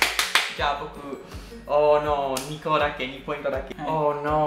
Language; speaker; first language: Japanese; non-native, learner; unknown